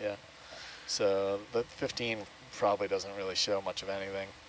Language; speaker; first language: English; native; English